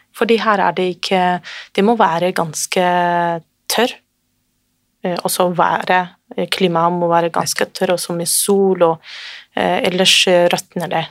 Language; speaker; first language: Norwegian; non-native, fluent; Kurdish